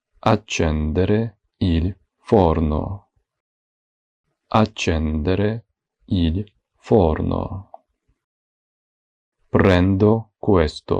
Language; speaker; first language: Italian; non-native, fluent; Ukrainian